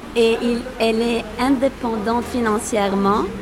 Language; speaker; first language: French; non-native, local second language; Arabic